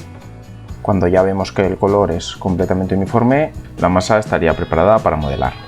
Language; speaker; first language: Spanish; native; Spanish